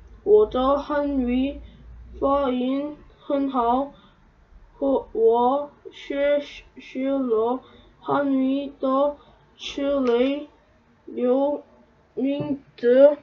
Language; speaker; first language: Chinese; non-native, learner; Korean